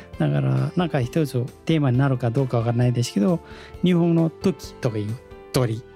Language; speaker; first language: Japanese; non-native, fluent; Nepali